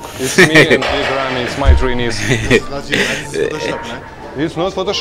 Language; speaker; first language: English; non-native, learner; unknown